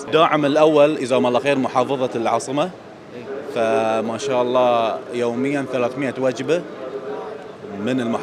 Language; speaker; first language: Arabic; native; Arabic